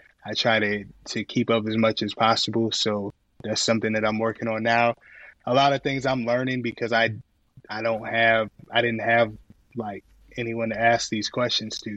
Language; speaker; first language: English; native; English